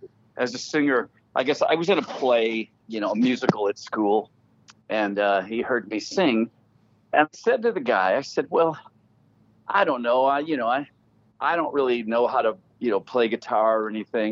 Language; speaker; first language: English; native; English